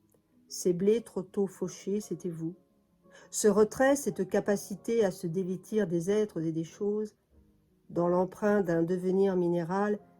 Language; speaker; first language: French; native; French